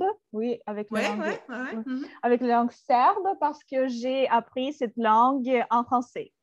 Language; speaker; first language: French; non-native, fluent; Russian